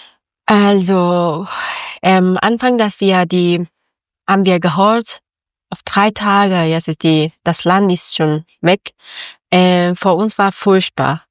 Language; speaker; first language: German; non-native, learner; Persian